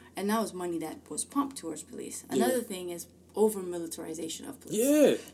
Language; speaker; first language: English; early bilingual, other home language; Amharic